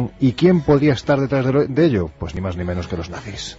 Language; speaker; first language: Spanish; native; Spanish